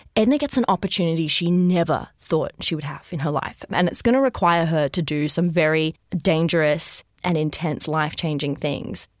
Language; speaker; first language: English; native; English